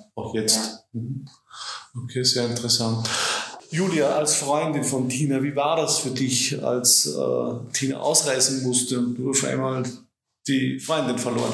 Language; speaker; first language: German; native; German